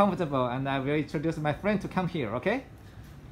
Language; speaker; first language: English; non-native, learner; Chinese